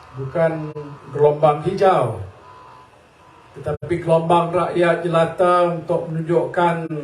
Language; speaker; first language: Malay; native; Malay